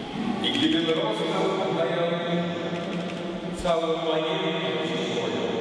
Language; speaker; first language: Polish; native; Polish